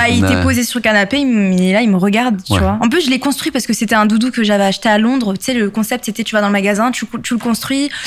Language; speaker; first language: French; native; French